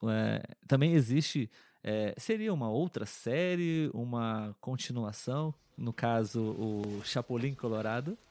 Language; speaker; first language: Portuguese; native; Portuguese